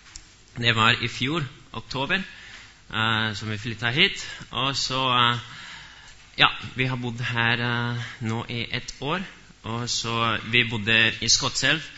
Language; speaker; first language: Swedish; non-native, fluent; English